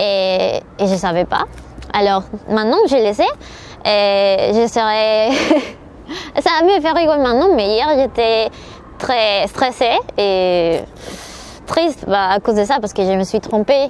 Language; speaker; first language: French; non-native, learner; Spanish